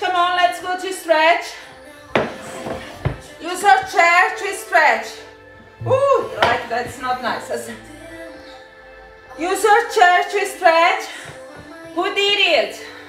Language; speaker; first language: English; non-native, fluent; Portuguese